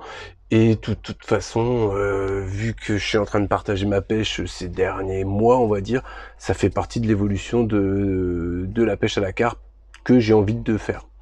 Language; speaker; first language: French; native; French